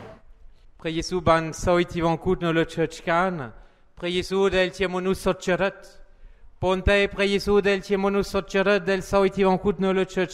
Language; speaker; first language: Khmer; non-native, fluent; French